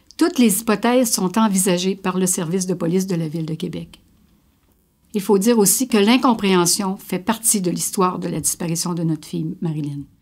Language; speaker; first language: French; native; French